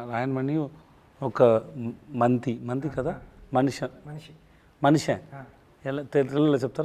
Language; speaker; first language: Telugu; non-native, learner; Tamil